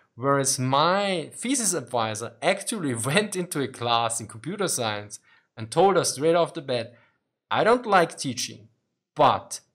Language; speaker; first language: English; non-native, fluent; German